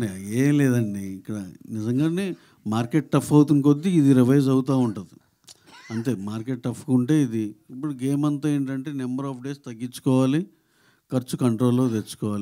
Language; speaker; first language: Telugu; native; Telugu